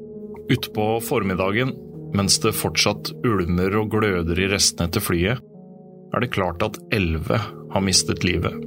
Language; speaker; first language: Norwegian; native; Norwegian